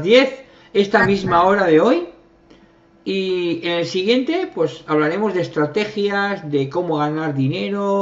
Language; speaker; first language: Spanish; native; Spanish